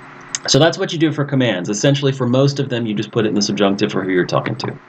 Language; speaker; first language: English; native; English